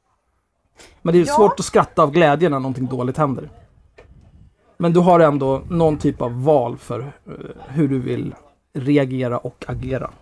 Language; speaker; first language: Swedish; native; Swedish